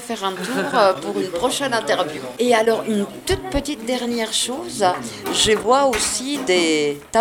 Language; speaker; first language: French; native; French